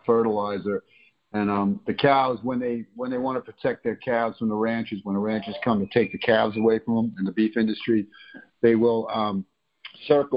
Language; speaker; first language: English; native; English